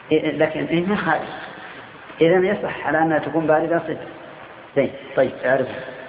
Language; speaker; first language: Arabic; native; Arabic